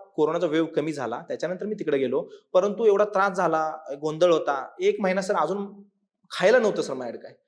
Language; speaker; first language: Marathi; native; Marathi